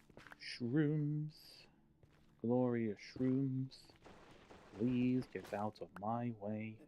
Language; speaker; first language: English; native; English